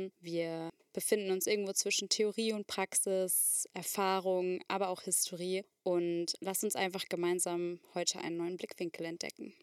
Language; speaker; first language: German; native; German